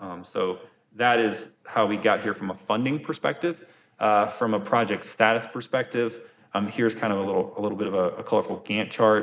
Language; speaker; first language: English; native; English